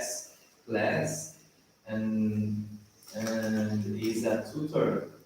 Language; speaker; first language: English; non-native, learner; Portuguese